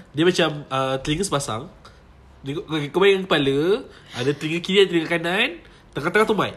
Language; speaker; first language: Malay; native; Malay